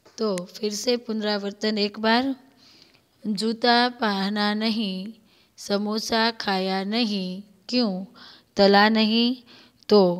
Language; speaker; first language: Hindi; non-native, local second language; Gujarati